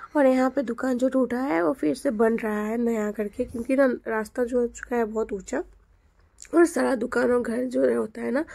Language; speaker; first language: Hindi; non-native, local second language; Bangla